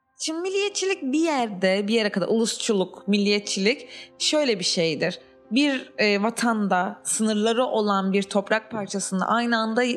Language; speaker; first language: Turkish; native; Turkish